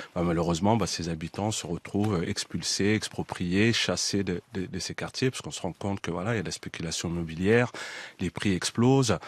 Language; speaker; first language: French; native; French